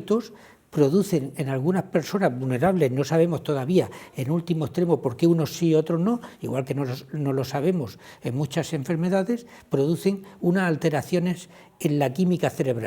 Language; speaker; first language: Spanish; native; Spanish